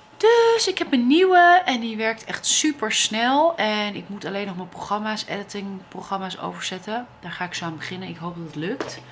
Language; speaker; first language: Dutch; native; Dutch